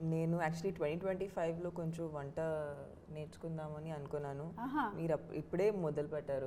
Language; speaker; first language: Telugu; non-native, fluent; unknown